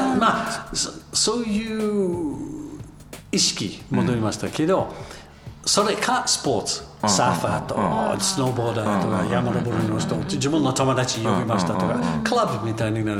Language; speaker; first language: Japanese; non-native, learner; English